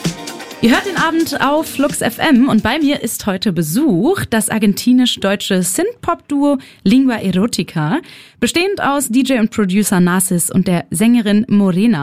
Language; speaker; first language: German; native; German